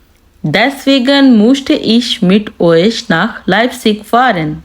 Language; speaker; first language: German; non-native, fluent; Urdu